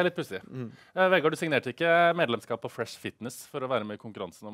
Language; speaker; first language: Norwegian; native; Norwegian